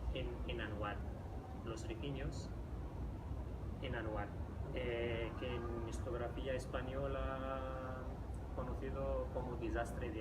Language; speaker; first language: Spanish; non-native, fluent; Riffian